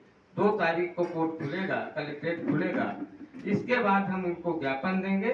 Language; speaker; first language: Hindi; native; Hindi